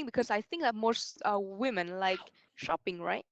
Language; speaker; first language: English; non-native, fluent; Vietnamese